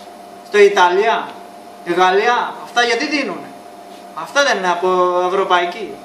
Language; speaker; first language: Greek; non-native, learner; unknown